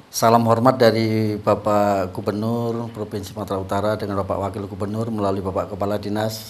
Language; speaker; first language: Indonesian; non-native, local second language; Javanese